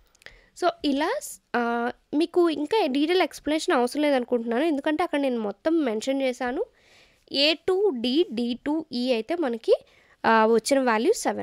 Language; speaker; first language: Telugu; native; Telugu